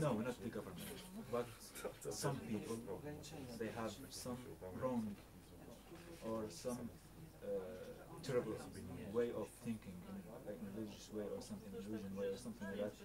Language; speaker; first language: English; non-native, learner; Arabic